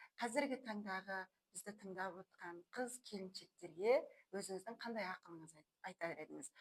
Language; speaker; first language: Kazakh; native; Kazakh